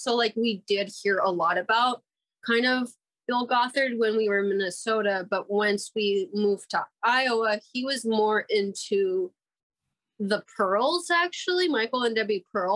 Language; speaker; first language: English; native; English